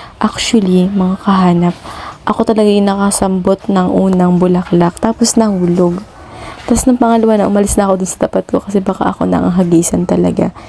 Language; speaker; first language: Filipino; native; Filipino